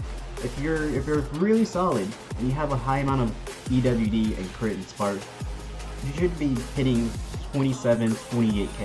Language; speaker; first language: English; native; English